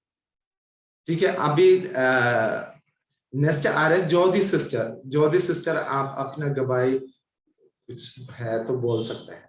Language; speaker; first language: Hindi; non-native, local second language; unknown